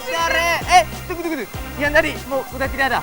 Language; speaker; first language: Indonesian; non-native, fluent; Japanese